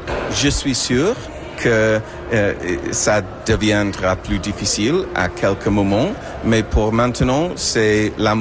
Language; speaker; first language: French; non-native, fluent; English